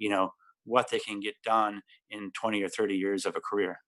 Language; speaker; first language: English; native; English